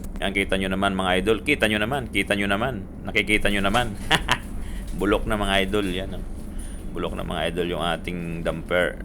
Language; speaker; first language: Filipino; native; Filipino